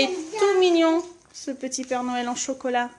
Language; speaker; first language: French; native; French